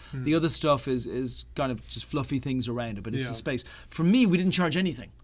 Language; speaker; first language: English; native; English